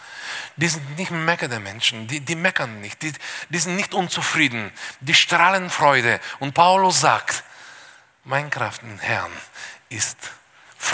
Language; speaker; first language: German; non-native, fluent; Bulgarian